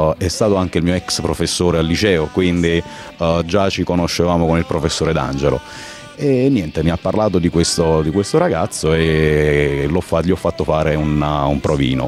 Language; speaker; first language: Italian; native; Italian